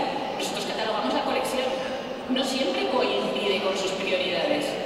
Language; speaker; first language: Spanish; native; Spanish